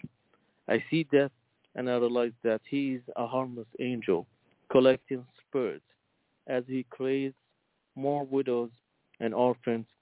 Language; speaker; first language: English; non-native, fluent; Arabic